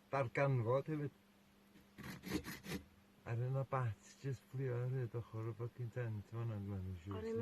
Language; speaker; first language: Welsh; native; Welsh